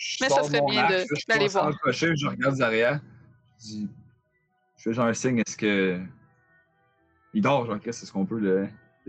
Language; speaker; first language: French; native; French